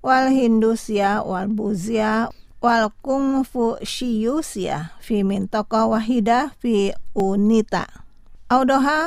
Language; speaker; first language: Arabic; non-native, fluent; Indonesian